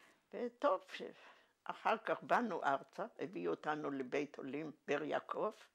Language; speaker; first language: Hebrew; non-native, fluent; Yiddish